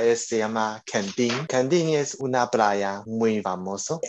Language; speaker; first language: Spanish; non-native, learner; Chinese